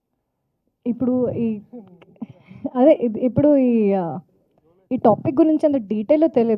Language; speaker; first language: Telugu; non-native, fluent; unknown